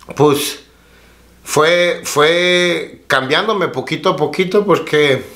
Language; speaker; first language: Spanish; early bilingual, heritage; Spanish